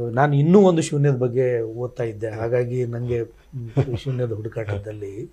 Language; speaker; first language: Kannada; native; Kannada